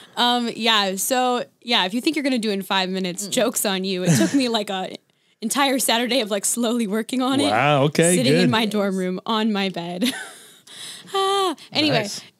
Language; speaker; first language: English; native; English